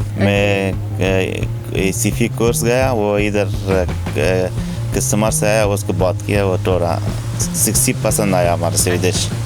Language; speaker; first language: Hindi; non-native, learner; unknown